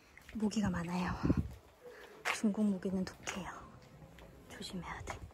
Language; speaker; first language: Korean; native; Korean